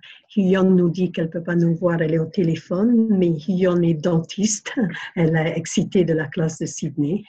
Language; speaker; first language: French; non-native, fluent; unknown